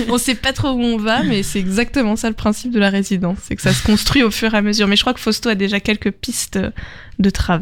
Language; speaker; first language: French; native; French